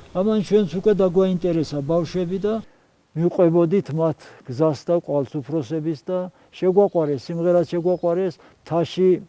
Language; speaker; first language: Georgian; non-native, local second language; Svan